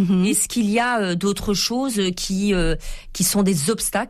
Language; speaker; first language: French; native; French